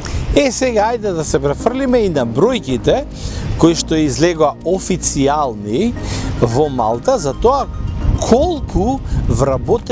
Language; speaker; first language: Macedonian; native; Macedonian